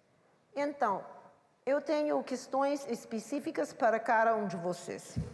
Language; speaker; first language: Portuguese; non-native, learner; English